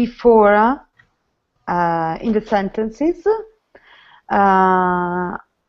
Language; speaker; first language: English; non-native, learner; Italian